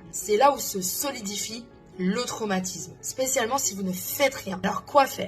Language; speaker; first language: French; native; French